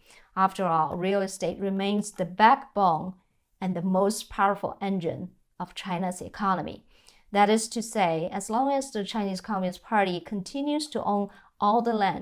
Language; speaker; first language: English; non-native, fluent; Chinese